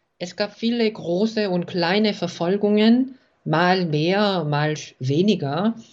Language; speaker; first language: German; non-native, fluent; Korean